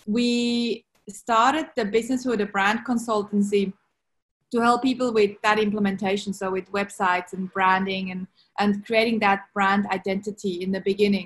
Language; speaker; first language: English; non-native, fluent; Swiss German